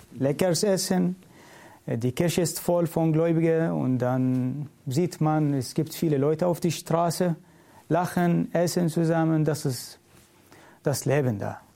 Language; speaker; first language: German; non-native, learner; Syriac